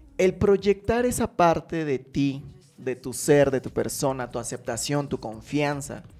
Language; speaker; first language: Spanish; native; Spanish